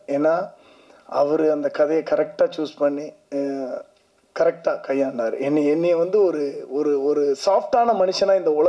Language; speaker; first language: Tamil; native; Tamil